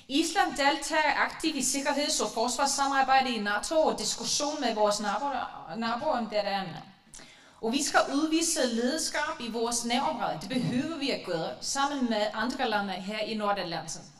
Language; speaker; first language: Danish; non-native, fluent; Icelandic